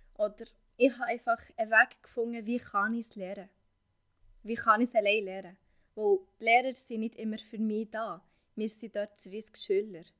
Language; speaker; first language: German; non-native, fluent; Arabic